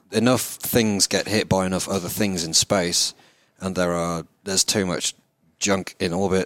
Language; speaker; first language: English; native; English